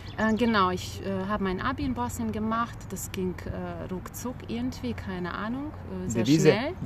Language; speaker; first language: German; early bilingual, other home language; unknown